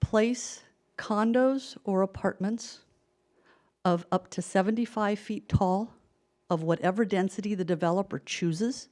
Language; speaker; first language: English; native; English